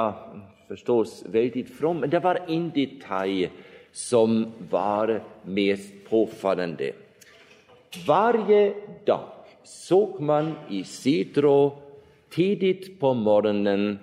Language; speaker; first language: Swedish; non-native, fluent; German